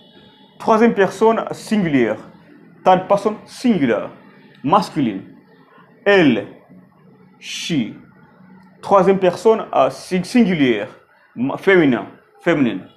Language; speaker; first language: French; non-native, fluent; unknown